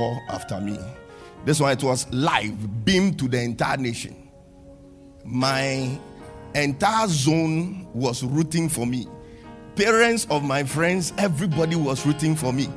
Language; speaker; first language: English; non-native, local second language; Akan